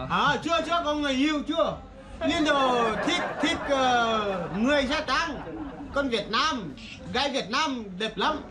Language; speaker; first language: Vietnamese; non-native, learner; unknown